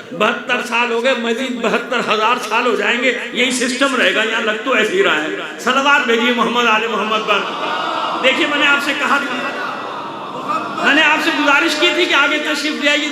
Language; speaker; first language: Urdu; native; Urdu